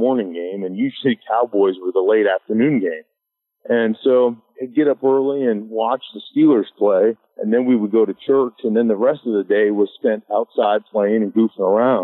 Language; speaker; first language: English; native; English